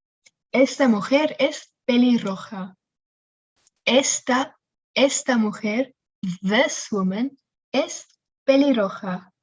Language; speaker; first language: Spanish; non-native, fluent; English